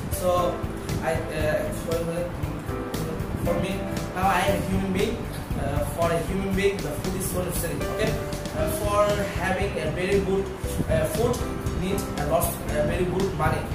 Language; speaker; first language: English; non-native, learner; Bangla